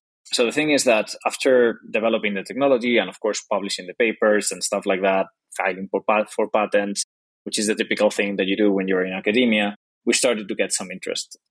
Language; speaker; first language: English; non-native, fluent; Spanish